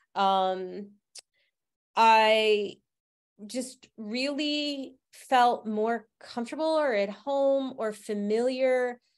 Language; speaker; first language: English; native; English